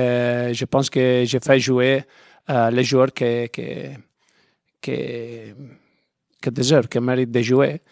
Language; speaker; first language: French; non-native, learner; Italian